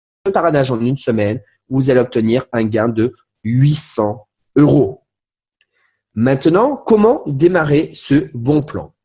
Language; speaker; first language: French; native; French